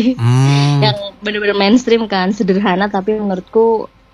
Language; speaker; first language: Indonesian; non-native, local second language; Javanese